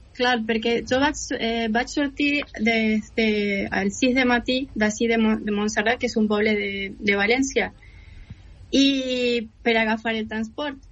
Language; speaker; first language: Catalan; non-native, fluent; Spanish